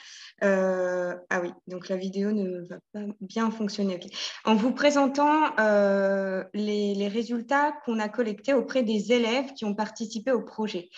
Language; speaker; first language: French; native; French